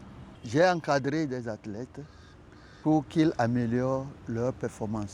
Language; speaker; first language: French; non-native, local second language; Ewe